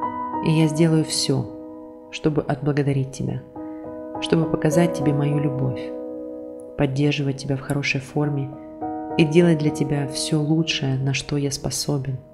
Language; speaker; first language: Russian; native; Russian